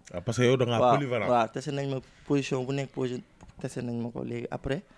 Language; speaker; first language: Wolof; native; Wolof